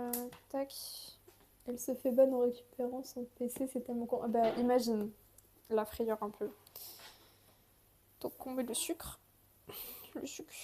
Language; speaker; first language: French; native; French